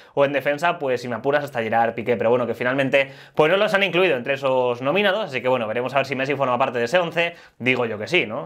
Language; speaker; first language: Spanish; native; Spanish